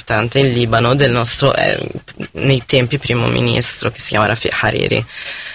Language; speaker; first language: Italian; non-native, fluent; Arabic